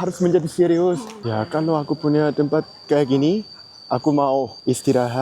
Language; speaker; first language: Indonesian; non-native, learner; Korean